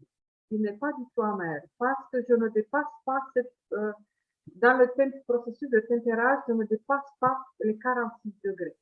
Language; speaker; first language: French; non-native, fluent; Italian